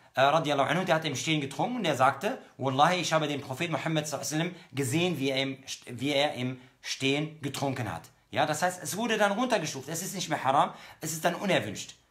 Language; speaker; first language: German; native; German